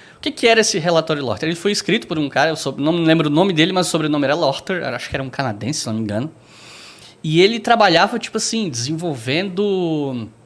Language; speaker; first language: Portuguese; native; Portuguese